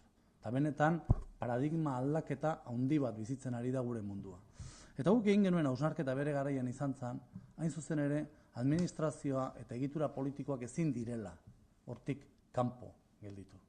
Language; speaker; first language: Basque; native; Basque